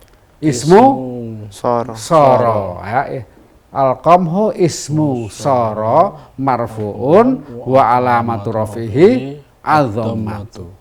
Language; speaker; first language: Arabic; non-native, fluent; Indonesian